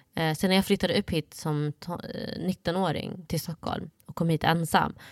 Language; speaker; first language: Swedish; early bilingual, other home language; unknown